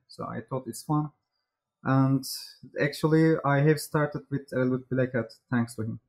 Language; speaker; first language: English; non-native, fluent; Turkish